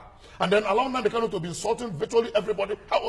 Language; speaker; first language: English; non-native, local second language; Igbo